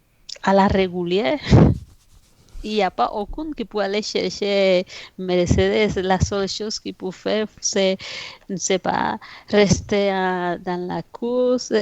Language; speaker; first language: French; non-native, fluent; Spanish